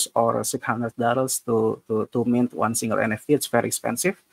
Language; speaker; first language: English; non-native, fluent; Indonesian